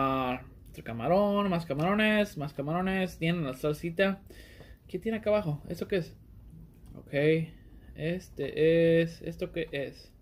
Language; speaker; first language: Spanish; early bilingual, heritage; Spanish